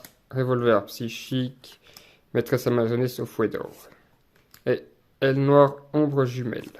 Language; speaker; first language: French; native; French